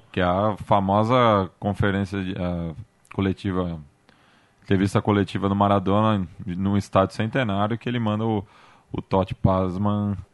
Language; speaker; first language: Portuguese; native; Portuguese